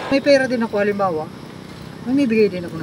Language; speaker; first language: Filipino; non-native, local second language; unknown